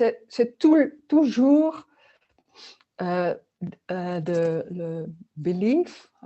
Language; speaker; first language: French; non-native, learner; Dutch